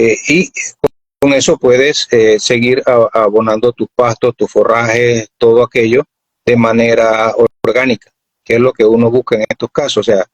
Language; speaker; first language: Spanish; native; Spanish